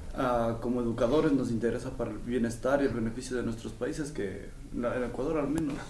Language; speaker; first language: Spanish; non-native, fluent; Finnish